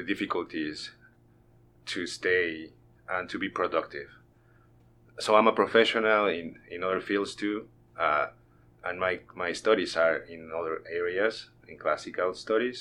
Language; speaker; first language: English; non-native, fluent; Spanish